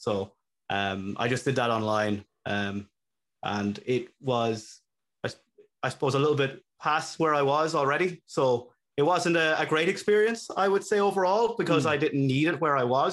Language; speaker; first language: English; native; English